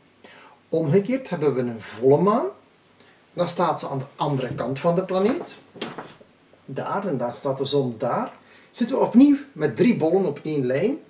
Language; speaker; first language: Dutch; native; Dutch